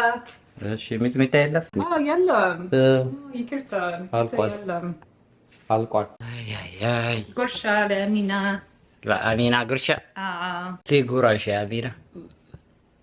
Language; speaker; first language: Amharic; non-native, learner; Arabic